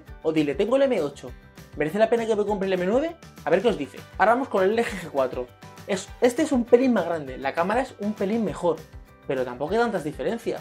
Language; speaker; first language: Spanish; native; Spanish